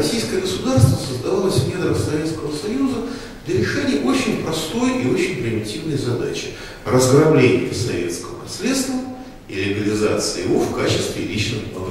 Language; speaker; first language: Russian; native; Russian